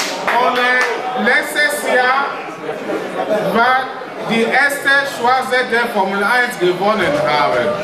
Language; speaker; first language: German; non-native, learner; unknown